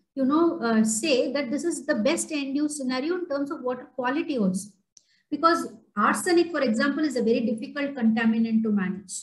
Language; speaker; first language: English; non-native, local second language; Tamil